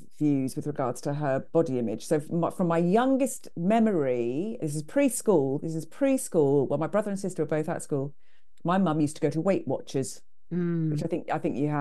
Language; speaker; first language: English; native; English